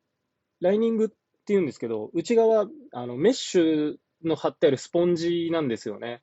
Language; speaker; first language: Japanese; native; Japanese